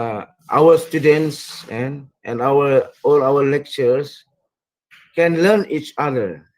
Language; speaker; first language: English; non-native, fluent; Indonesian